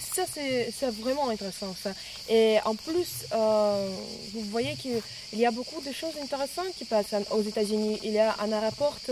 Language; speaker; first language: French; non-native, fluent; Russian